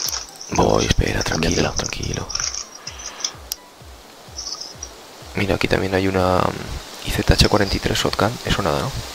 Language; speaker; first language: Spanish; native; Spanish